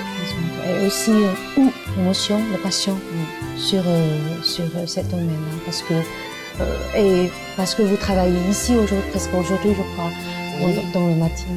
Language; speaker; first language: French; non-native, learner; Chinese